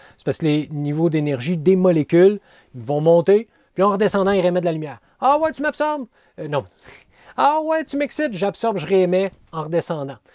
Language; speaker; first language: French; native; French